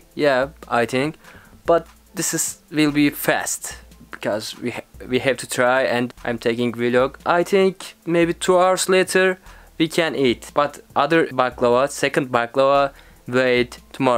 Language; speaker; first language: English; non-native, learner; Turkish